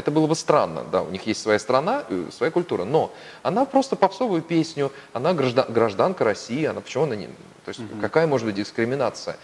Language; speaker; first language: Russian; native; Russian